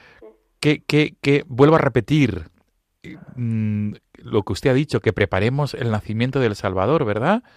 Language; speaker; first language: Spanish; native; Spanish